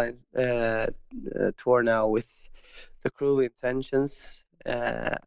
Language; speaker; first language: English; non-native, fluent; Swedish